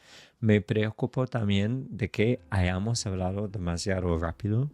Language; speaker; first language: Spanish; non-native, fluent; English